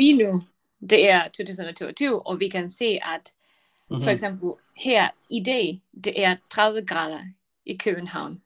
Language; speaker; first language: Danish; non-native, learner; Spanish